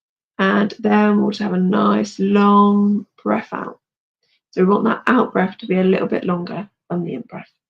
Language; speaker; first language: English; native; English